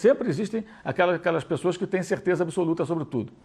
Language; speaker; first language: Portuguese; native; Portuguese